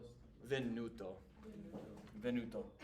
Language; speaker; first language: Italian; non-native, fluent; English